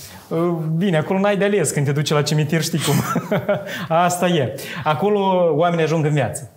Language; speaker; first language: Romanian; native; Romanian